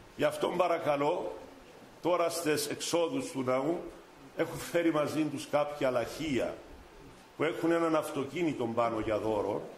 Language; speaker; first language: Greek; native; Greek